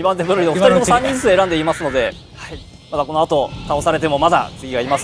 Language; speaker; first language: Japanese; native; Japanese